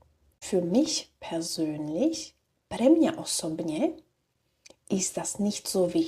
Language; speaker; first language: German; non-native, fluent; Slovak